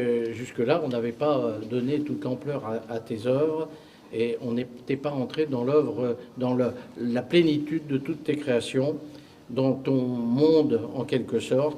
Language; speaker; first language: French; native; French